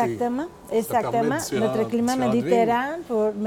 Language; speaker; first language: French; non-native, fluent; Spanish